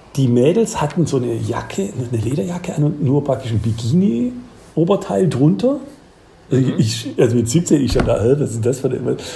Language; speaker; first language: German; native; German